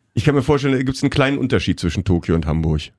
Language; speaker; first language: German; native; German